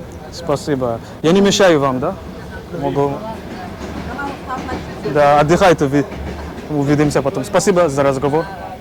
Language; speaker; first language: Russian; non-native, learner; English